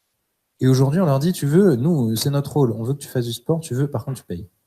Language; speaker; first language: French; native; French